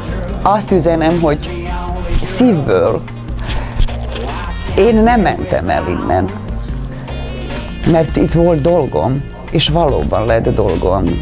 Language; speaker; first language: Hungarian; non-native, fluent; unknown